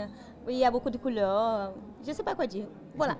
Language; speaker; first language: French; non-native, fluent; Portuguese